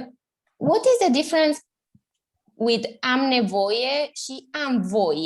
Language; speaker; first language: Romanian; non-native, learner; Spanish